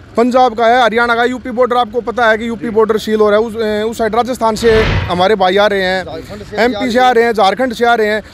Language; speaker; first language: Hindi; native; Hindi